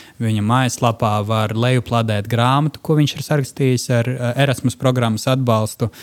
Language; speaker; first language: Latvian; non-native, local second language; Russian